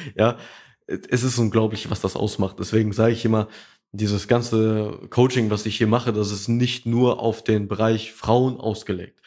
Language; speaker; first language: German; early bilingual, other home language; Russian